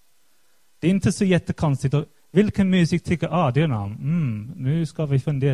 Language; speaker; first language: Swedish; non-native, fluent; English